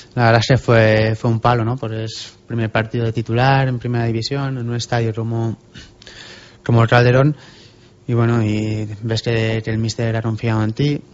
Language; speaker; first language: Spanish; native; Spanish